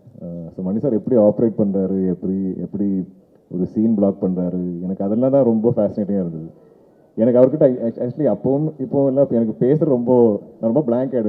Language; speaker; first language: Tamil; non-native, local second language; Malayalam